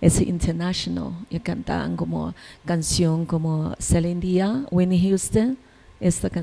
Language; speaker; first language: Spanish; non-native, learner; Chinese